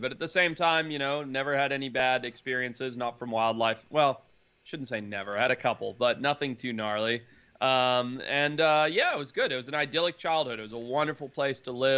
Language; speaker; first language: English; native; English